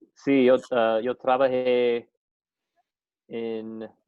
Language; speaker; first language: Spanish; non-native, learner; English